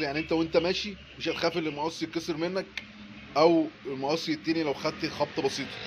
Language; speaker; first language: Arabic; native; Arabic